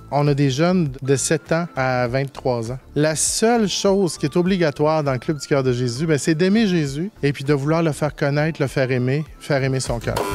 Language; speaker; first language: French; native; French